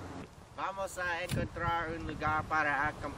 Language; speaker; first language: Spanish; non-native, learner; English